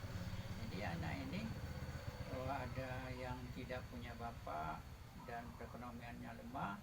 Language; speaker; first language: Indonesian; non-native, local second language; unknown